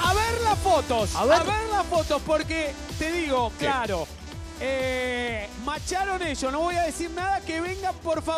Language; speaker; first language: Spanish; native; Spanish